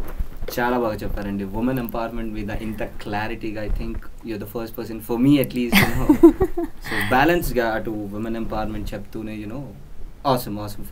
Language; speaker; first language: Telugu; native; Telugu